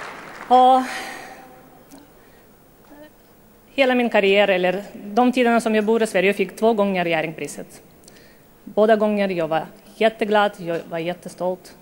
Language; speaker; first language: Swedish; non-native, fluent; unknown